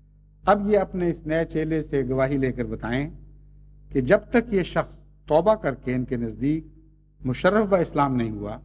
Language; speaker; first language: Urdu; native; Urdu